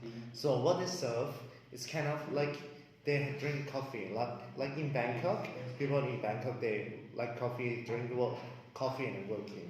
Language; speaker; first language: English; non-native, learner; Thai